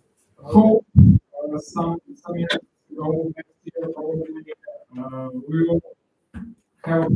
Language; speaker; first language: English; non-native, learner; Russian